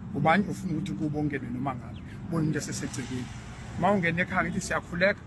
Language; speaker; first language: Zulu; native; Zulu